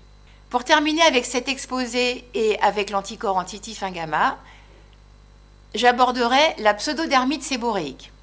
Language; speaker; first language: French; native; French